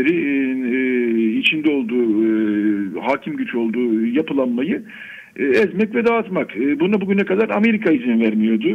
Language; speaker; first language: Turkish; native; Turkish